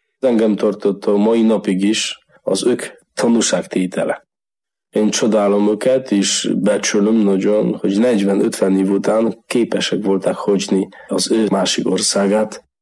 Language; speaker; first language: Hungarian; non-native, learner; Polish